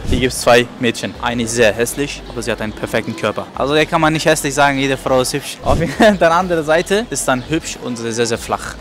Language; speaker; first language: German; non-native, fluent; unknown